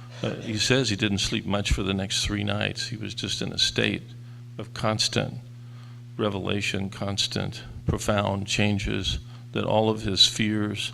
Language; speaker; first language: English; native; English